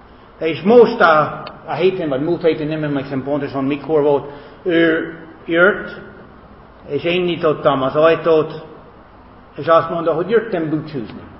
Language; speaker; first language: Hungarian; non-native, fluent; English